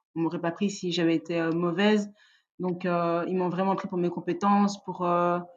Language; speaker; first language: French; native; French